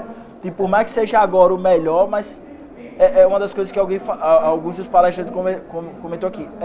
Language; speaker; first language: Portuguese; native; Portuguese